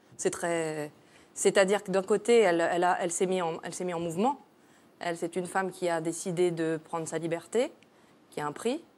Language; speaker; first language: French; native; French